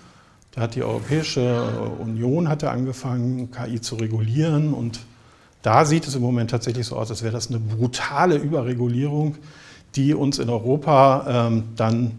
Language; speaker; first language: German; native; German